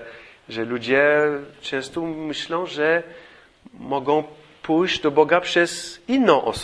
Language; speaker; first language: Polish; non-native, fluent; English